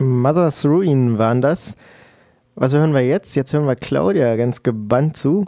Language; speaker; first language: German; native; German